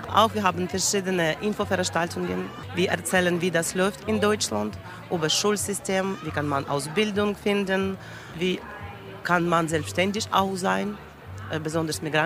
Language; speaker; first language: German; non-native, learner; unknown